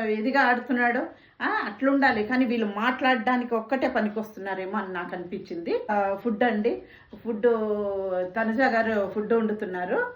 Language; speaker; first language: Telugu; non-native, local second language; Tamil